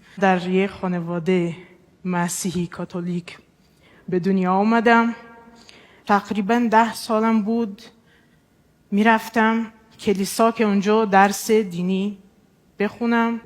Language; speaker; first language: Persian; non-native, fluent; Portuguese